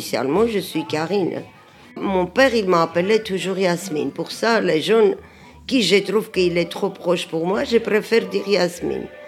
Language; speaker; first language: French; non-native, learner; Armenian